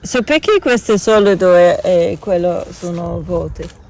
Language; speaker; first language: Italian; non-native, learner; English